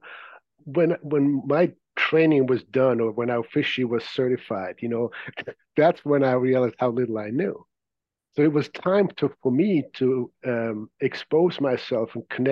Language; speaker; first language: English; non-native, fluent; Swiss German